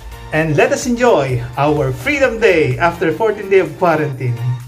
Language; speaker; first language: English; non-native, local second language; Filipino